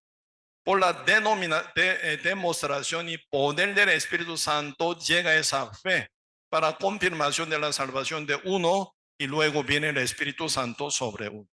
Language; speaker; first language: Spanish; non-native, learner; Korean